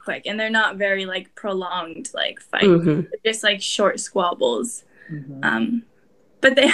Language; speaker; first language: English; native; English